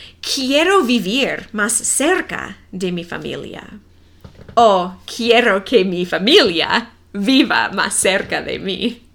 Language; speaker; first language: Spanish; non-native, fluent; English